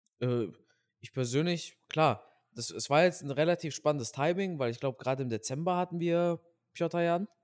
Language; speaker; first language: German; native; German